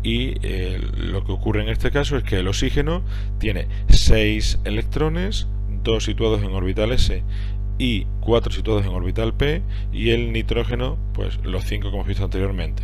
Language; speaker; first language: Spanish; native; Spanish